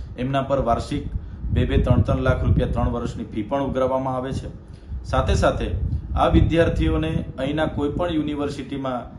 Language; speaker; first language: Gujarati; non-native, local second language; Vasavi